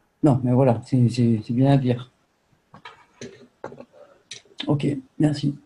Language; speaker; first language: French; native; French